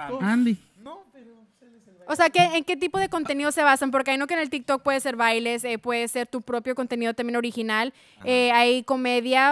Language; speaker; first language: Spanish; native; Spanish